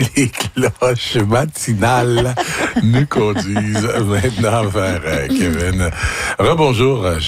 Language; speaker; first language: French; native; French